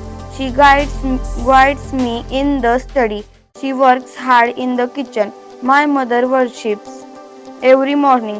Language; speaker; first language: English; non-native, learner; Marathi